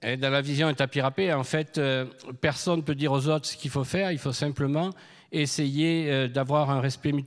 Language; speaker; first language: French; native; French